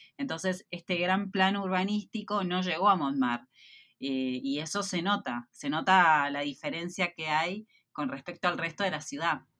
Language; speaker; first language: Spanish; native; Spanish